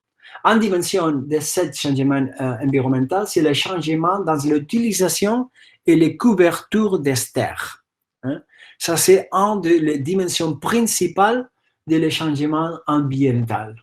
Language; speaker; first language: French; non-native, fluent; Catalan